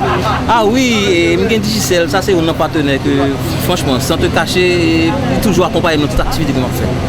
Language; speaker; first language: French; non-native, local second language; Haitian Creole